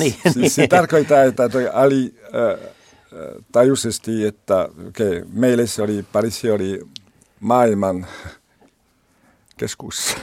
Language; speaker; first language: Finnish; non-native, learner; French